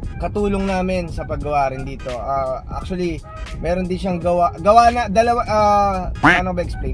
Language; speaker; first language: Filipino; native; Filipino